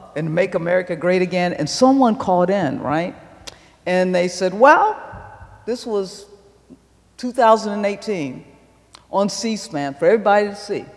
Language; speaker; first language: English; native; English